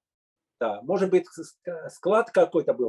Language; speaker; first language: Russian; non-native, fluent; Finnish